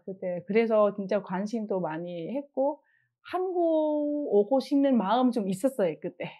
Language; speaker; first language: Korean; non-native, fluent; Vietnamese